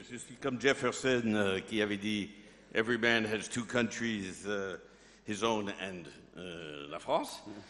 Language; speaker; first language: French; non-native, fluent; English